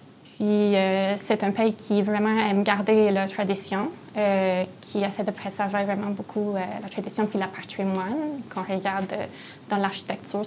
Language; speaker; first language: French; non-native, fluent; English